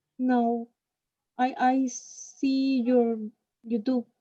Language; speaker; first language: English; non-native, learner; Spanish